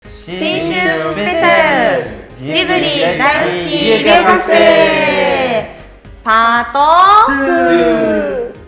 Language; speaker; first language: Japanese; native; Japanese